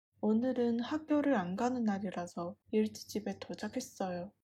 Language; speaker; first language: Korean; non-native, fluent; Chinese